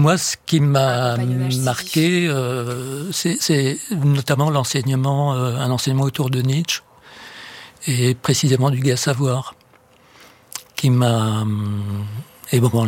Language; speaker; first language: French; native; French